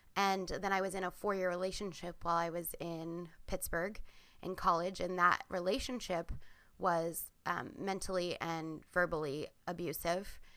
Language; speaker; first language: English; native; English